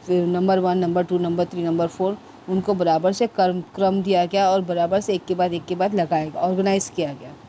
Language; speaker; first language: Hindi; non-native, local second language; Marathi